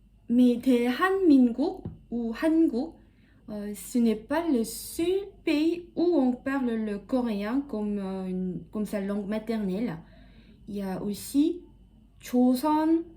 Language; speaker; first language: French; non-native, fluent; Korean